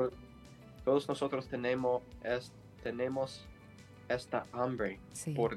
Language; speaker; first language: Spanish; non-native, learner; English